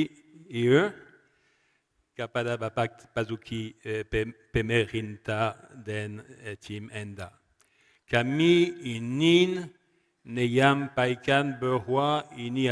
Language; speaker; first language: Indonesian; non-native, learner; French